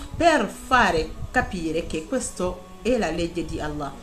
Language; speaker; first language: Italian; non-native, fluent; Wolof